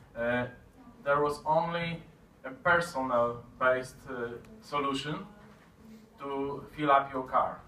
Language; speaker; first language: English; non-native, fluent; Polish